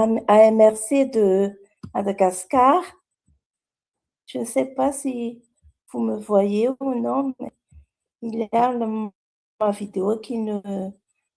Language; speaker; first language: French; non-native, local second language; Malagasy